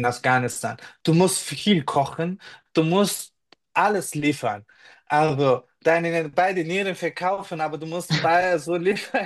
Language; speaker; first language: German; non-native, fluent; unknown